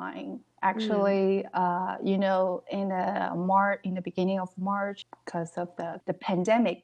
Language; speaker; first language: English; non-native, learner; Chinese